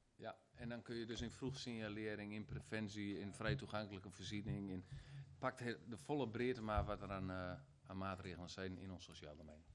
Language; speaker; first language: Dutch; native; Dutch